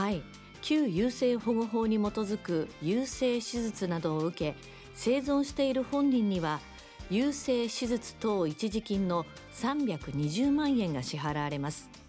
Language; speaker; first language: Japanese; native; Japanese